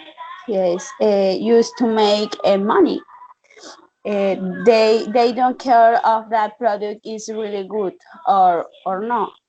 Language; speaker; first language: English; non-native, learner; Spanish